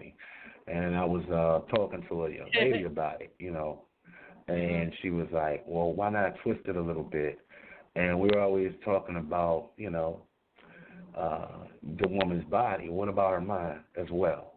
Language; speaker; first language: English; native; English